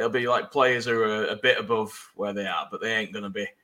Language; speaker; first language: English; native; English